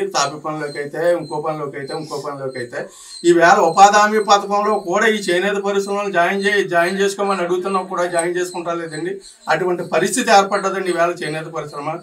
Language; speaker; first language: Telugu; native; Telugu